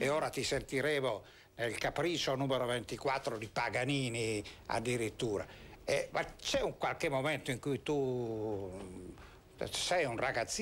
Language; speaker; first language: Italian; native; Italian